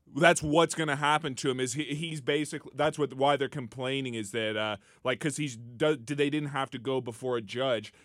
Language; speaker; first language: English; native; English